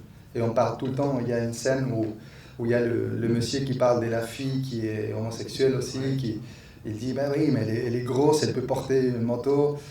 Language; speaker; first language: French; non-native, fluent; Spanish